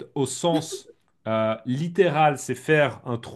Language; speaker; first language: French; native; French